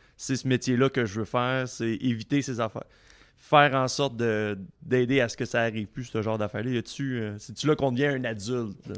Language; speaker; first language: French; native; French